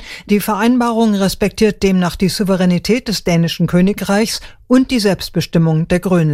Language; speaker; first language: German; native; German